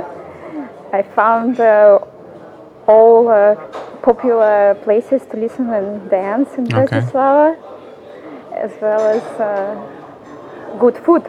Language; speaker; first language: English; non-native, fluent; Russian